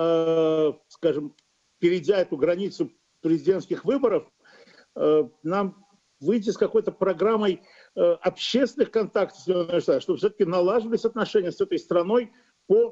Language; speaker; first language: Russian; native; Russian